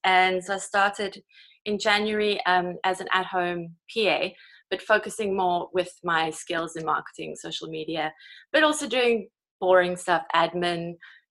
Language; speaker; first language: English; native; English